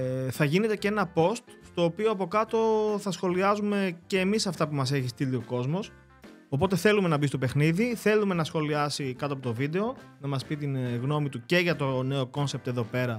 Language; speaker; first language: Greek; native; Greek